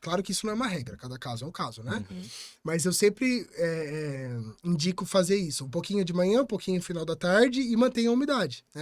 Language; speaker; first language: Portuguese; native; Portuguese